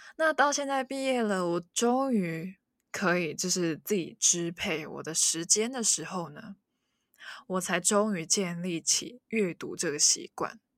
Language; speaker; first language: Chinese; non-native, local second language; Cantonese